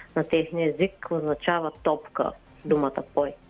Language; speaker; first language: Bulgarian; native; Bulgarian